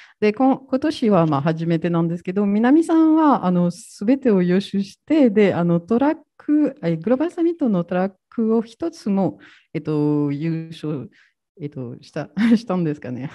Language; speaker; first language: Japanese; non-native, fluent; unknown